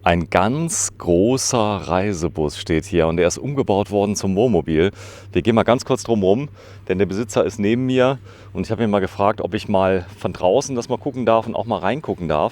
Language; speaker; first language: German; native; German